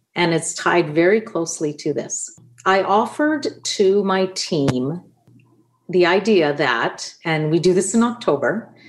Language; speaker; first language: English; non-native, fluent; Italian